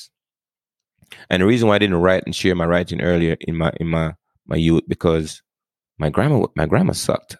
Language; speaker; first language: English; non-native, local second language; Jamaican Creole English